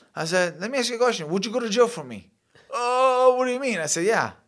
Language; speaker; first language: English; early bilingual, other home language; Italian